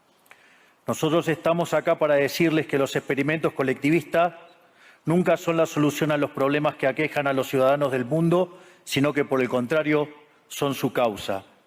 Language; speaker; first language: Spanish; native; Spanish